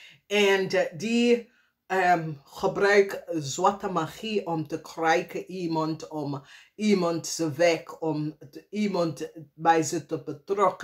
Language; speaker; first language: Dutch; non-native, fluent; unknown